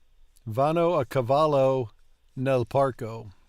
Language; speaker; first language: Italian; non-native, learner; English